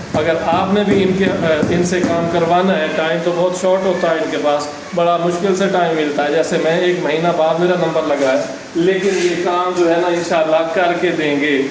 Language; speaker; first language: Urdu; non-native, local second language; Saraiki